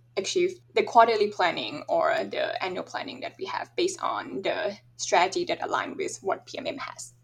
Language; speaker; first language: English; non-native, fluent; Thai